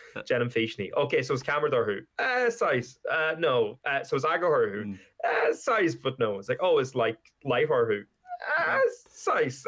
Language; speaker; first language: Irish; native; Irish